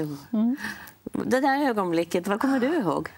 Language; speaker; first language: Swedish; native; Swedish